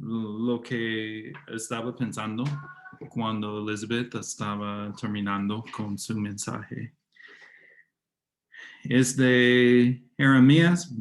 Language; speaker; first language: Spanish; non-native, fluent; English